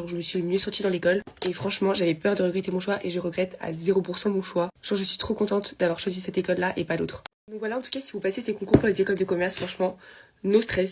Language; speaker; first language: French; native; French